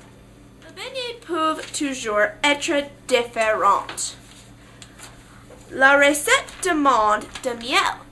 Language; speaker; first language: French; non-native, learner; English